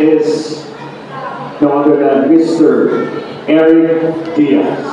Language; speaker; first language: English; non-native, local second language; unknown